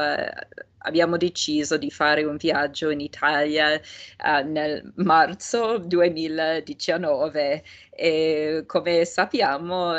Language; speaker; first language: Italian; non-native, fluent; English